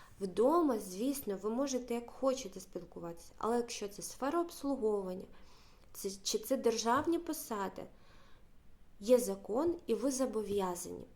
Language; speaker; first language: Ukrainian; native; Ukrainian